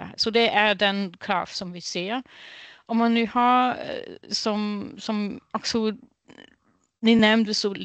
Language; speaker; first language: Swedish; non-native, fluent; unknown